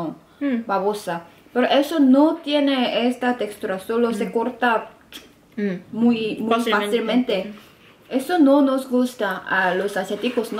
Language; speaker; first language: Spanish; non-native, fluent; Korean